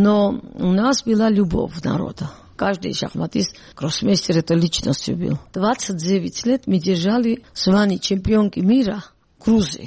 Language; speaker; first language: Russian; non-native, local second language; Georgian